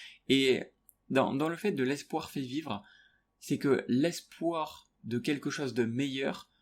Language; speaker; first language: French; native; French